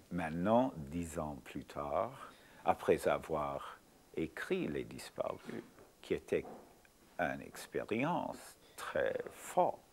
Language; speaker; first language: French; non-native, fluent; English